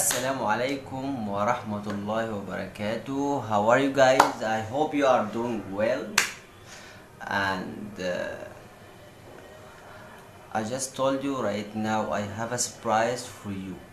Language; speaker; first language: English; non-native, fluent; Arabic